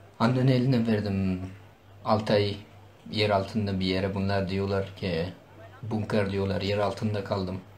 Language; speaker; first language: Turkish; non-native, local second language; Kurdish